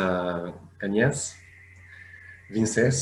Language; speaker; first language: Portuguese; non-native, fluent; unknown